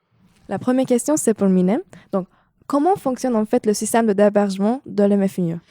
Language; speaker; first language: French; non-native, fluent; Turkish